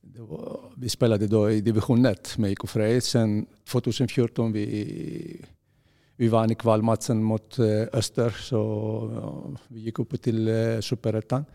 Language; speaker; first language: Swedish; non-native, fluent; Greek